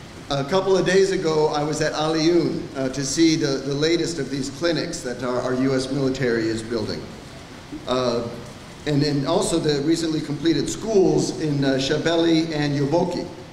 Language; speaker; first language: English; native; English